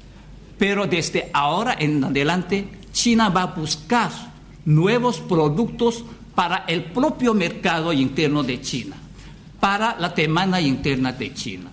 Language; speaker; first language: Spanish; non-native, fluent; Chinese